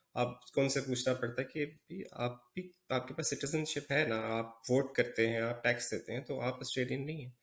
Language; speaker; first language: Urdu; native; Urdu